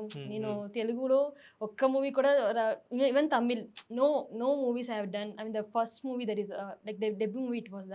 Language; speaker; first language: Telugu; non-native, learner; Tamil